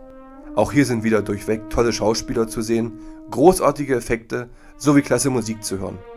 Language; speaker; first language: German; native; German